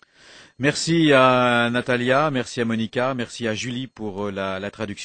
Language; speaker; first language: French; native; French